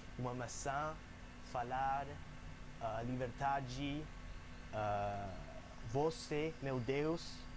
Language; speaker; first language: Portuguese; non-native, learner; English